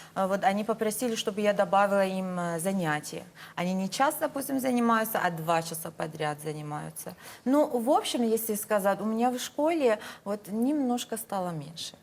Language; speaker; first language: Russian; non-native, fluent; Persian